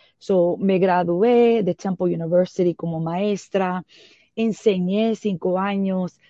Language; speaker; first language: Spanish; early bilingual, heritage; Spanish